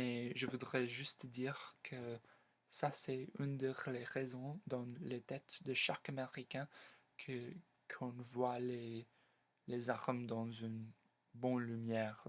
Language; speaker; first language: French; non-native, learner; English